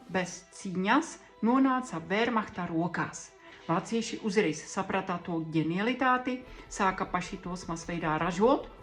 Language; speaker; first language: Latvian; non-native, fluent; Czech